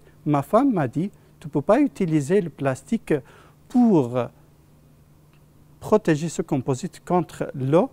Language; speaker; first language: French; non-native, fluent; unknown